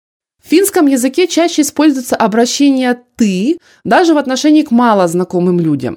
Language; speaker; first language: Russian; native; Russian